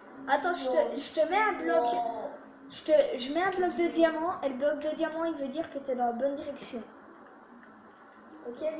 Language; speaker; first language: French; native; French